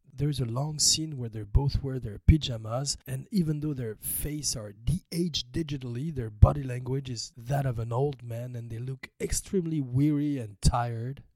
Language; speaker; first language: English; non-native, fluent; French